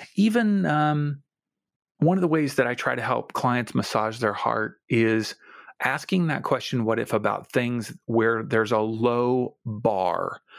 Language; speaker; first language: English; native; English